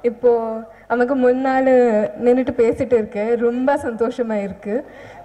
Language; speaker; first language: Tamil; non-native, learner; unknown